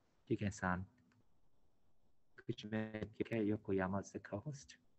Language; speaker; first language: English; non-native, fluent; Japanese